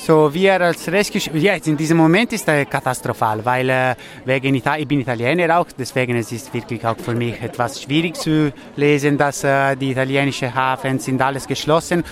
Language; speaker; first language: German; non-native, learner; Italian